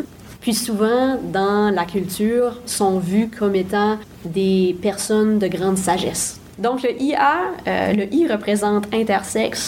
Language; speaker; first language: French; native; French